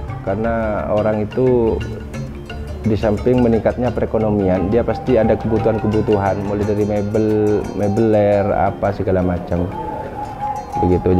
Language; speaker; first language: Indonesian; non-native, local second language; Madurese